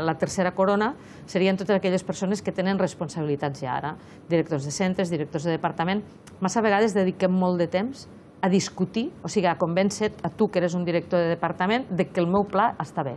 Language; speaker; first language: Catalan; native; Catalan